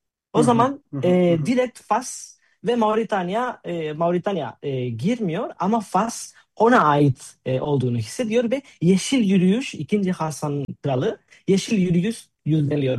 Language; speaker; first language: Turkish; non-native, fluent; Spanish